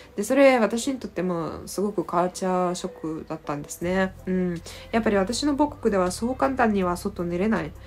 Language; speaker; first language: Japanese; non-native, fluent; Russian